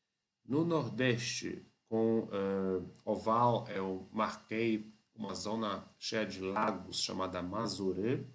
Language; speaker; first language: Portuguese; non-native, fluent; Polish